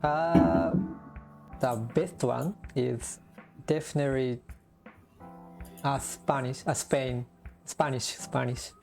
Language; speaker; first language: English; non-native, learner; Japanese